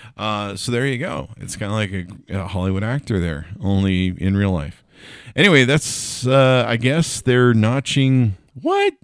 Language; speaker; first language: English; native; English